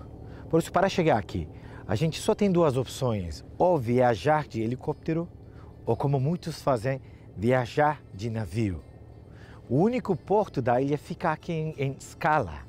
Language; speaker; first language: Portuguese; non-native, fluent; Turkish